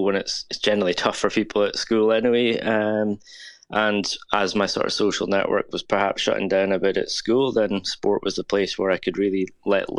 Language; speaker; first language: English; native; English